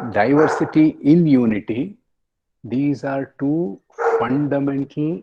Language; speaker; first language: English; non-native, local second language; Kannada